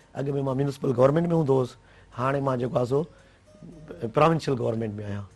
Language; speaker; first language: Sindhi; native; Sindhi